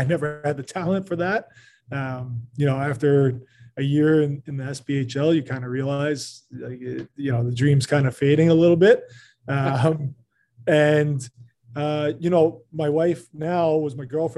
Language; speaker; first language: English; native; English